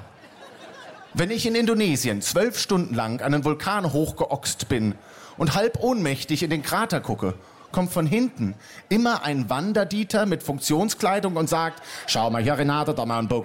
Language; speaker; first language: German; native; German